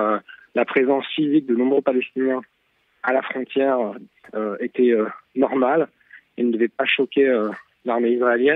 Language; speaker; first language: French; native; French